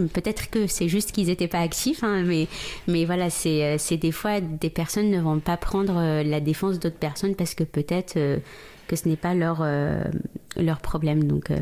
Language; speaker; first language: French; non-native, local second language; Arabic